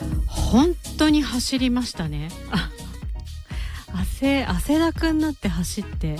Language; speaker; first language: Japanese; native; Japanese